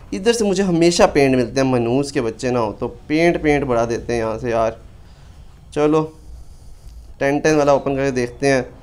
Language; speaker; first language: Hindi; native; Hindi